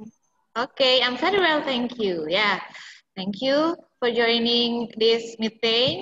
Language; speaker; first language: English; non-native, fluent; Indonesian